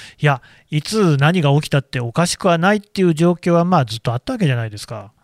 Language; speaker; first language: Japanese; native; Japanese